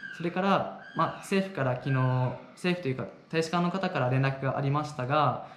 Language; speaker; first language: Japanese; native; Japanese